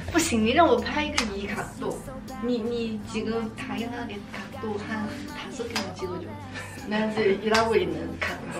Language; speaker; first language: Chinese; native; Chinese